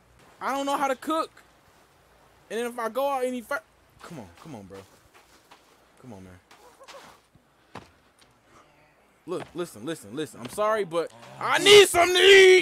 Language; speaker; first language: English; native; English